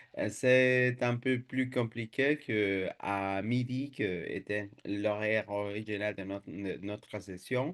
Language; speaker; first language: French; non-native, fluent; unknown